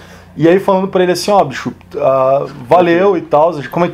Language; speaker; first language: Portuguese; native; Portuguese